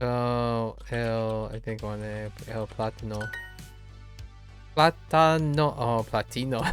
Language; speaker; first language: Spanish; non-native, learner; English